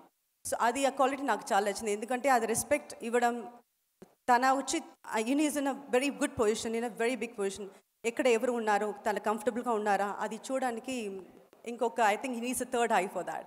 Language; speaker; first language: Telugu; non-native, local second language; Tamil